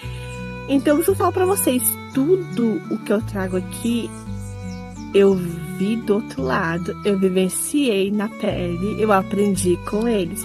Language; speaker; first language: Portuguese; native; Portuguese